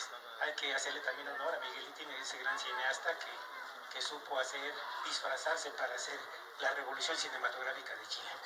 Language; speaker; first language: Spanish; native; Spanish